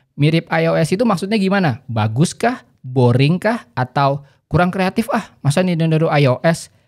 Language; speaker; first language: Indonesian; native; Indonesian